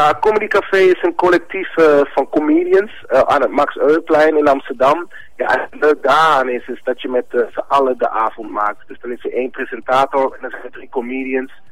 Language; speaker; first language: Dutch; early bilingual, other home language; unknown